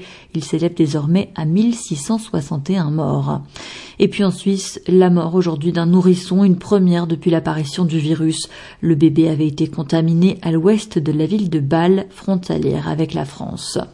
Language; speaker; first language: French; native; French